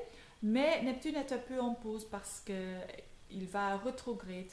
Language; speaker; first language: French; non-native, local second language; Dutch